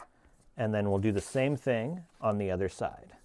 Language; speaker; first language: English; native; English